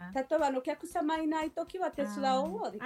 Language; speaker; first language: Japanese; non-native, learner; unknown